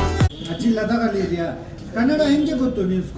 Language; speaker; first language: Kannada; non-native, local second language; Ladakhi